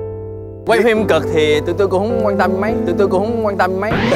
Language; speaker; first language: Vietnamese; native; Vietnamese